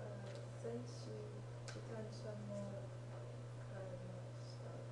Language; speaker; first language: Japanese; non-native, learner; English